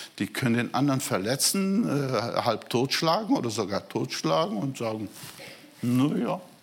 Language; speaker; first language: German; non-native, fluent; Portuguese